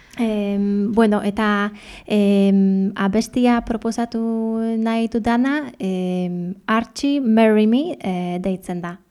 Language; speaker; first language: Basque; non-native, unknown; Polish